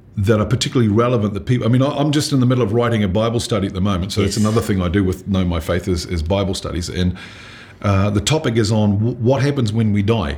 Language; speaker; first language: English; native; English